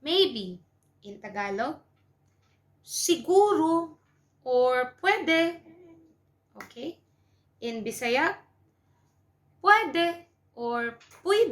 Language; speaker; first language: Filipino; non-native, local second language; Cebuano